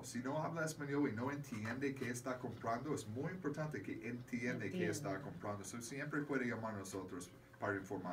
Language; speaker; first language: Spanish; non-native, learner; English